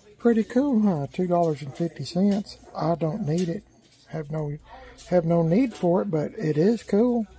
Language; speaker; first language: English; native; English